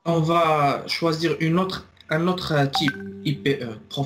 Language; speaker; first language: French; non-native, local second language; Arabic